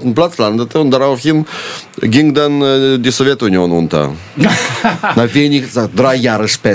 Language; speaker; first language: German; non-native, fluent; Russian